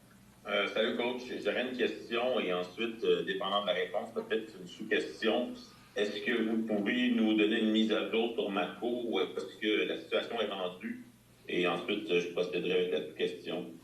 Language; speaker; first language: French; native; French